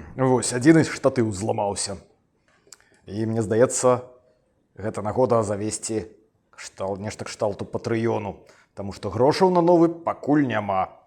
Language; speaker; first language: Belarusian; non-native, local second language; Russian